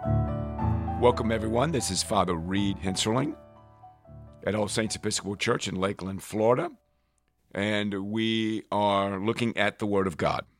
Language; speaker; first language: English; native; English